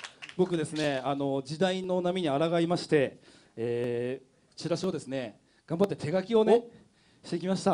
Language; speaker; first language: Japanese; native; Japanese